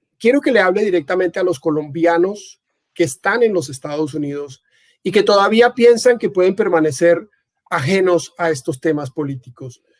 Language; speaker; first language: Spanish; native; Spanish